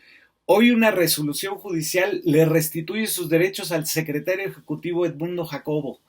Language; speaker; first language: Spanish; native; Spanish